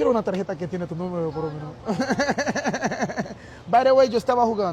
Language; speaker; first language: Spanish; non-native, learner; Haitian Creole